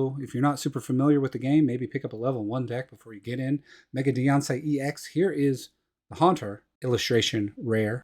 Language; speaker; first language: English; native; English